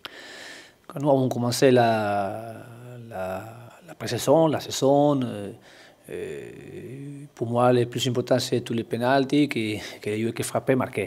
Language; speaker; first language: French; non-native, learner; Spanish